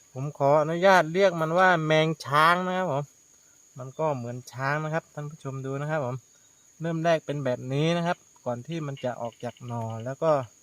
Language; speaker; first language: Thai; native; Thai